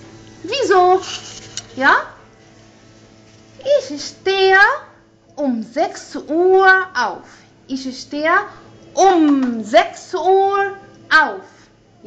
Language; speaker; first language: German; non-native, fluent; Arabic